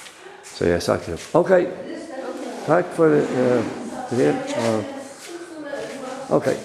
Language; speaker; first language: Danish; non-native, learner; English